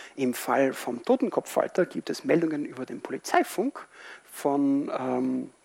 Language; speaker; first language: German; non-native, fluent; Spanish